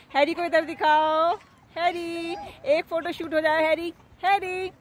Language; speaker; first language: Hindi; native; Hindi